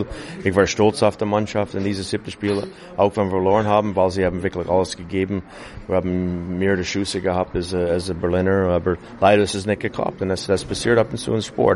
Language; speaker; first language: German; non-native, fluent; English